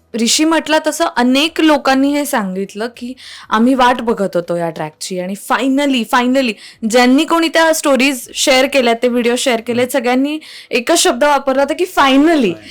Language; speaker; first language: Marathi; native; Marathi